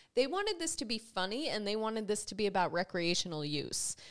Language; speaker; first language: English; native; English